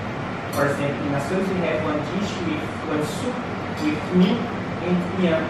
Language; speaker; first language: English; non-native, learner; Portuguese